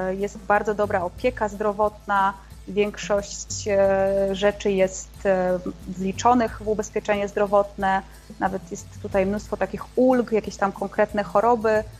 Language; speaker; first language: Polish; native; Polish